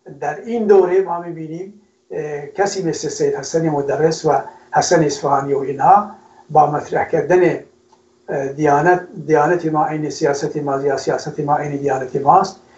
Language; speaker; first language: Persian; non-native, local second language; Kurdish